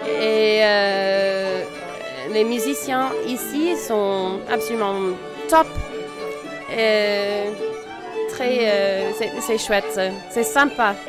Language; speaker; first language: French; non-native, fluent; English